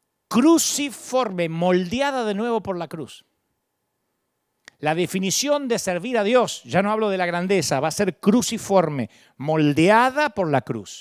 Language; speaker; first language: Spanish; native; Spanish